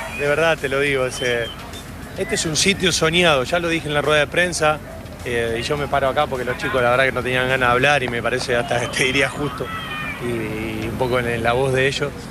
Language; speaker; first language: Spanish; native; Spanish